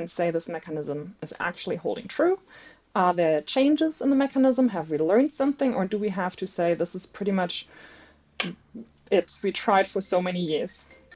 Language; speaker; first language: English; non-native, fluent; German